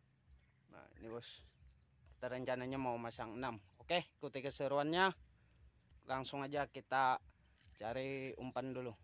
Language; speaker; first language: Indonesian; native; Indonesian